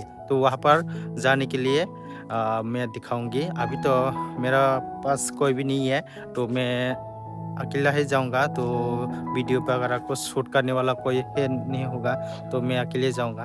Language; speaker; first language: Hindi; non-native, local second language; Kok Borok